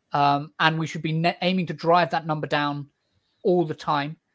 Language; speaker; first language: English; native; English